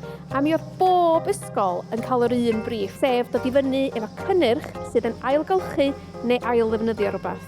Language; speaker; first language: Welsh; native; Welsh